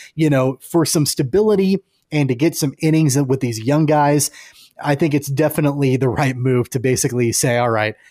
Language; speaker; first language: English; native; English